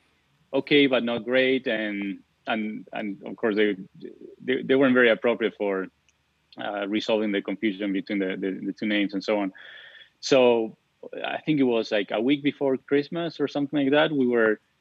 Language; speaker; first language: English; non-native, fluent; Spanish